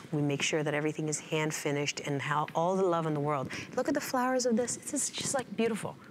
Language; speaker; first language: English; non-native, fluent; Hebrew